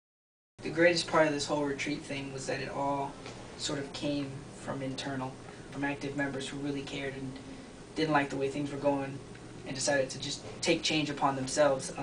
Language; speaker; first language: English; native; English